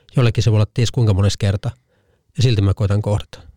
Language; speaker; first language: Finnish; native; Finnish